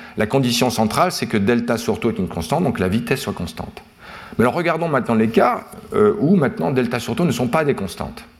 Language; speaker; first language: French; native; French